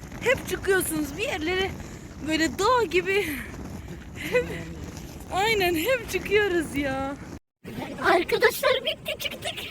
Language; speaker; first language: Turkish; early bilingual, other home language; Arabic